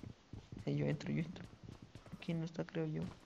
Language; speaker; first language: Spanish; native; Spanish